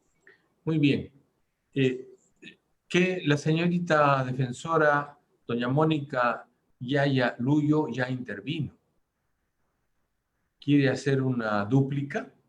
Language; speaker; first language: Spanish; native; Spanish